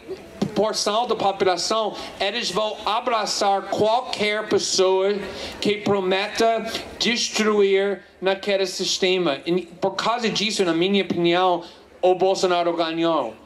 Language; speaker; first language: Portuguese; non-native, fluent; English